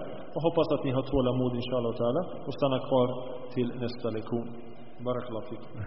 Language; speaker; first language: Swedish; early bilingual, other home language; Arabic